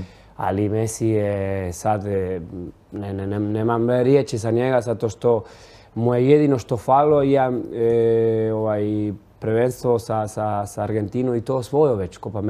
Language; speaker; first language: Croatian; non-native, fluent; Spanish